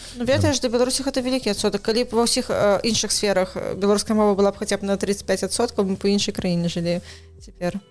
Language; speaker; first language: Belarusian; non-native, local second language; Russian